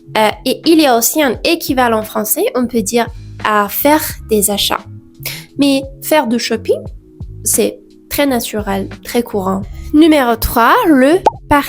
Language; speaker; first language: French; non-native, fluent; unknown